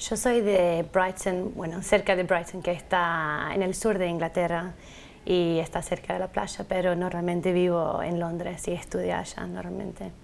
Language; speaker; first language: Spanish; non-native, fluent; English